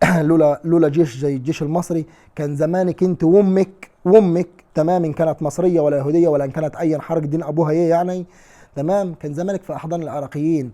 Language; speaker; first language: Arabic; native; Arabic